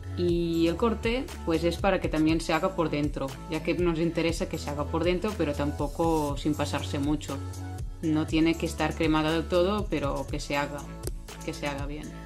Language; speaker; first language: Spanish; non-native, local second language; Catalan